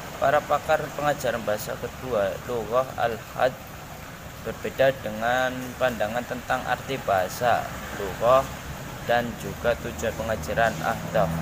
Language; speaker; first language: Indonesian; native; Indonesian